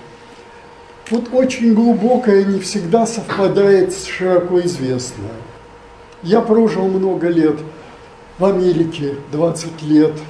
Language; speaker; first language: Russian; native; Russian